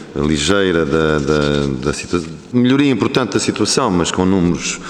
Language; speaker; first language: Portuguese; native; Portuguese